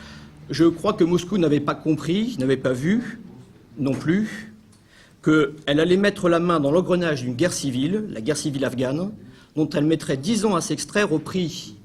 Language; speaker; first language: French; native; French